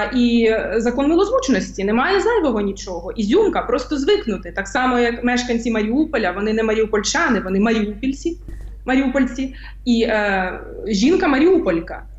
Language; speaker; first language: Ukrainian; native; Ukrainian